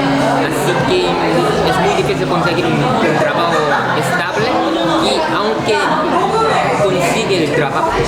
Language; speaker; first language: Spanish; non-native, fluent; Korean